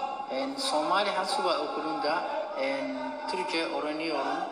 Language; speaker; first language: Turkish; non-native, learner; Somali